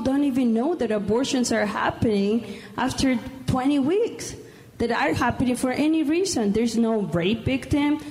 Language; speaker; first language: English; non-native, fluent; Spanish